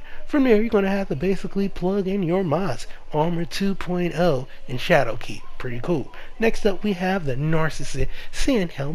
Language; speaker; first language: English; native; English